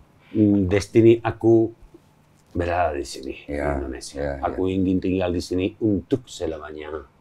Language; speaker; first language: Indonesian; non-native, learner; Spanish